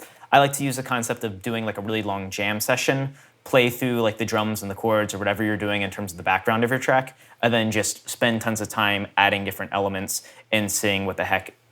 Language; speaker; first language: English; native; English